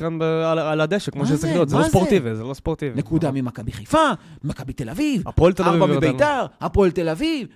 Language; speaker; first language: Hebrew; native; Hebrew